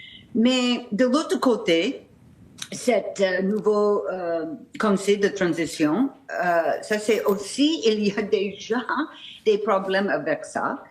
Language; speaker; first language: French; non-native, fluent; English